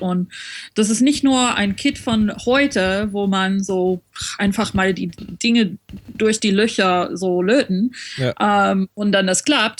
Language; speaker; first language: German; non-native, fluent; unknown